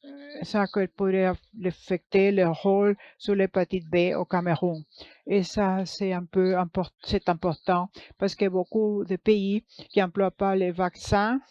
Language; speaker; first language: French; non-native, learner; English